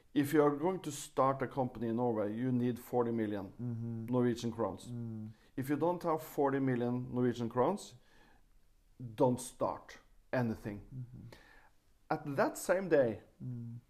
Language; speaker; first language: English; non-native, fluent; Norwegian